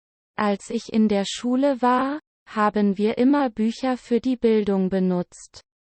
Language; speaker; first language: German; non-native, learner; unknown